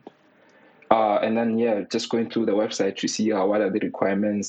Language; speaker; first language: English; non-native, local second language; Tswana